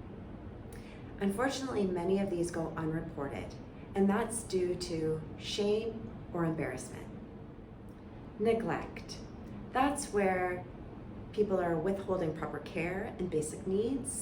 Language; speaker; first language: English; native; English